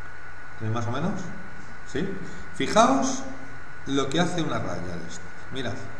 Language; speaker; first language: Spanish; native; Spanish